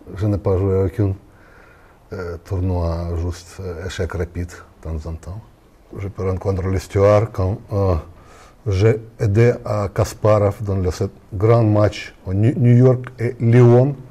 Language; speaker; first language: French; non-native, learner; Russian